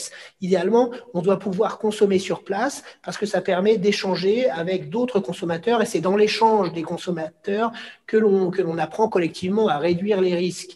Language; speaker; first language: French; native; French